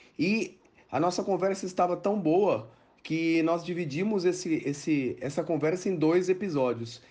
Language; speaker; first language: Portuguese; native; Portuguese